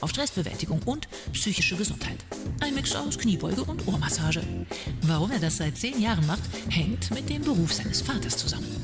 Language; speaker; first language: German; native; German